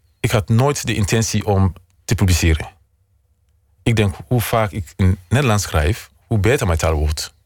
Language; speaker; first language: Dutch; non-native, fluent; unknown